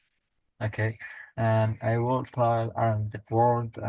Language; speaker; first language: English; non-native, learner; Spanish